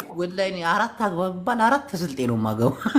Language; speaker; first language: Arabic; non-native, learner; Amharic